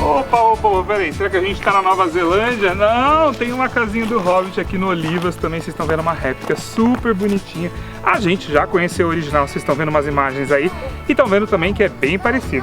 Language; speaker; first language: Portuguese; native; Portuguese